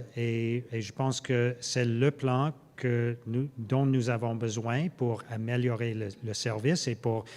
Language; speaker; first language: French; non-native, local second language; English